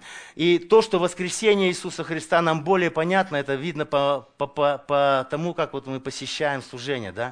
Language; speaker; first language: Russian; native; Russian